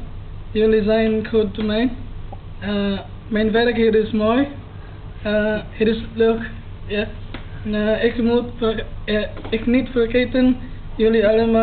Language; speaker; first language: Dutch; non-native, learner; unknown